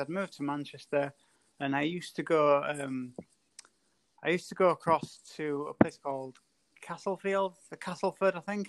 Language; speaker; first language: English; native; English